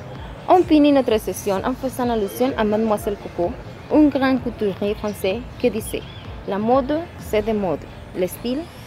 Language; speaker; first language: French; non-native, learner; Spanish